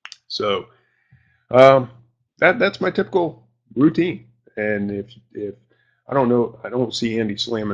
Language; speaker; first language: English; native; English